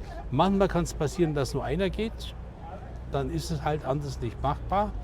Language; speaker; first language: German; native; German